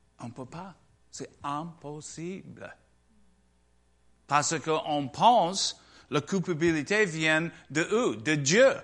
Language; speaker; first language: French; non-native, learner; English